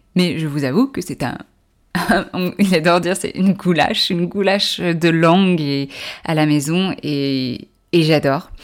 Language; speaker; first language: French; native; French